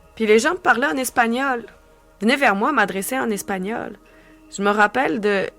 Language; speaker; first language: French; native; French